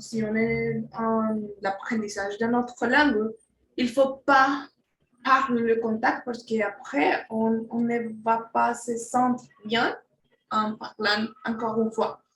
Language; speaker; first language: French; non-native, fluent; Spanish